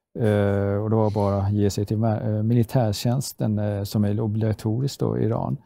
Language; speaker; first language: Swedish; non-native, fluent; Persian